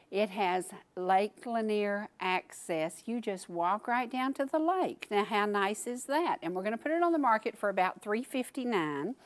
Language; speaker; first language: English; native; English